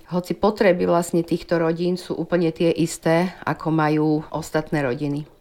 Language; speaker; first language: Slovak; native; Slovak